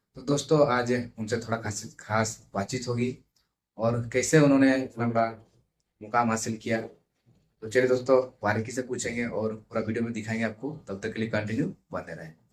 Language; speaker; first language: Hindi; native; Hindi